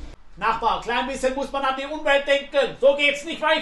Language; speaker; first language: German; native; German